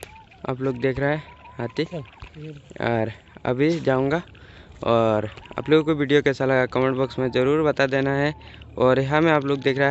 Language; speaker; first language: Hindi; non-native, local second language; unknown